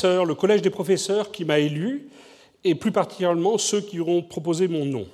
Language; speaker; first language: French; native; French